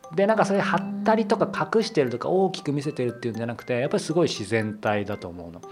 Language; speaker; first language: Japanese; native; Japanese